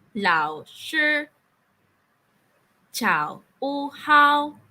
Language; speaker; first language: Chinese; non-native, learner; Filipino